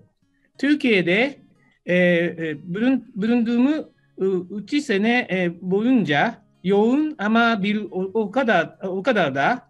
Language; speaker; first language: Turkish; non-native, learner; Japanese